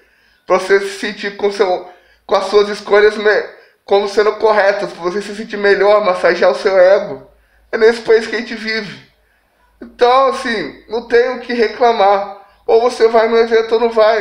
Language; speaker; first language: Portuguese; native; Portuguese